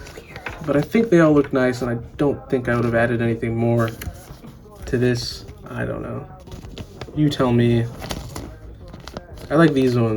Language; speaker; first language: English; native; English